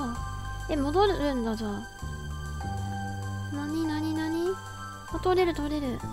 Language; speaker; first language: Japanese; native; Japanese